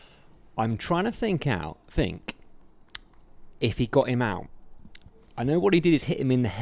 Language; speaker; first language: English; native; English